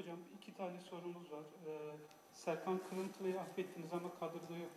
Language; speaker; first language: Turkish; native; Turkish